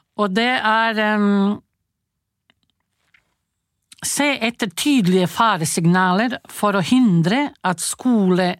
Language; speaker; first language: Norwegian; non-native, fluent; Croatian